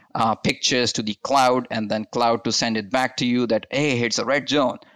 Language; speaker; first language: English; non-native, local second language; Hindi